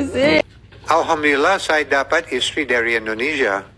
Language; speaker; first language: Indonesian; non-native, learner; English